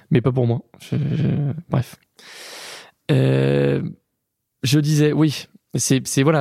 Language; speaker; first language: French; native; French